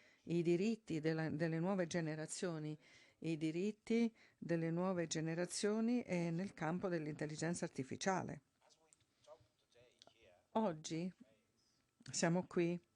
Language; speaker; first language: Italian; non-native, fluent; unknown